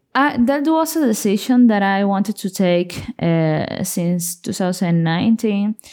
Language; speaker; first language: English; non-native, fluent; Spanish